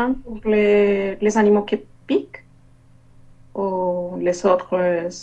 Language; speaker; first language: French; non-native, learner; Spanish